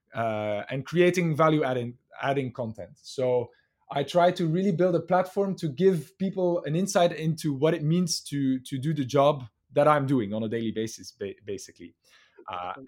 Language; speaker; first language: English; non-native, fluent; Dutch